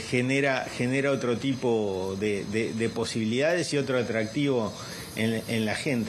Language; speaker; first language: Spanish; native; Spanish